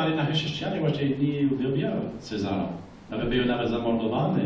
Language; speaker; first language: Polish; non-native, fluent; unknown